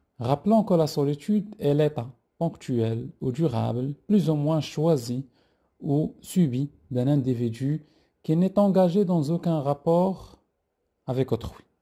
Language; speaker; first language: French; non-native, local second language; Arabic